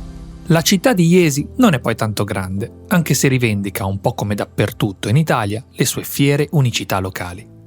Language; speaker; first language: Italian; native; Italian